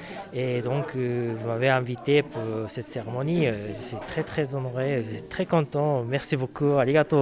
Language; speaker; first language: French; non-native, learner; Japanese